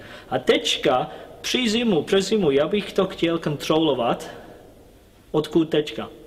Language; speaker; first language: Czech; non-native, learner; English